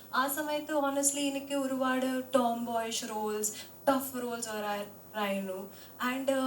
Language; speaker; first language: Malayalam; non-native, local second language; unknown